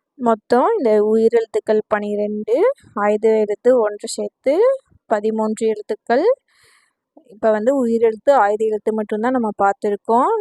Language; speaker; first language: Tamil; non-native, local second language; Urdu